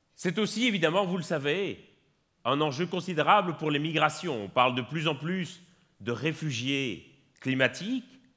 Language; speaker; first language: French; native; French